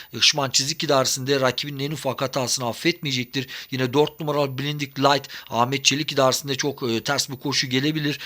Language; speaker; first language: Turkish; native; Turkish